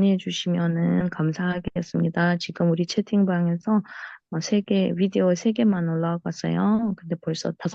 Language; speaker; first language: Korean; non-native, local second language; Russian